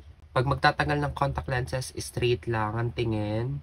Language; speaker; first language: Filipino; native; Filipino